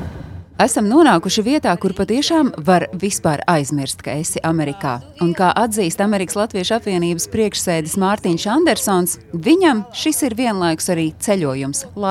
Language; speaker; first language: Latvian; native; Latvian